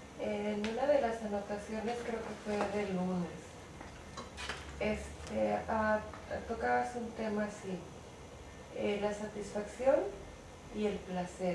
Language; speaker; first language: Spanish; native; Spanish